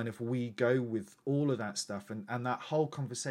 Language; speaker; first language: English; native; English